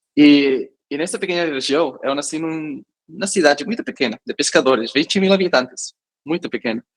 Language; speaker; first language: Portuguese; non-native, fluent; Catalan